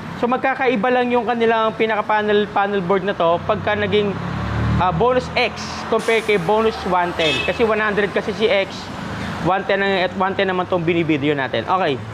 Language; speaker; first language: Filipino; non-native, local second language; Pampanga